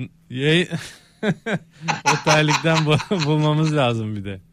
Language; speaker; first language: Turkish; native; Turkish